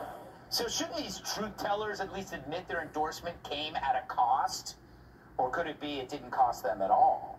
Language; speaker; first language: English; native; English